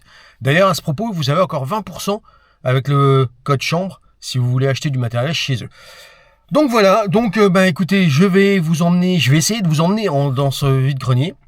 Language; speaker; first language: French; native; French